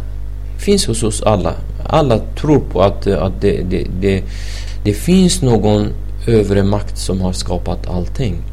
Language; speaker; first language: Swedish; non-native, fluent; Arabic